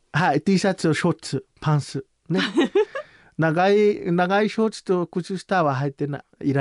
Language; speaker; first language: Japanese; non-native, learner; Samoan